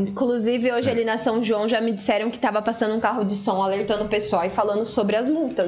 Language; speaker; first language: Portuguese; native; Portuguese